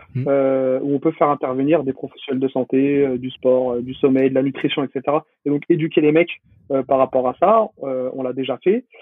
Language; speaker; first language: French; native; French